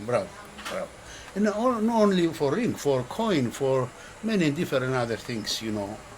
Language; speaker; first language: English; non-native, learner; Greek